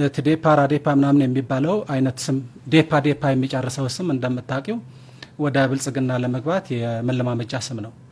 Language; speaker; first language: Amharic; non-native, local second language; Tigrinya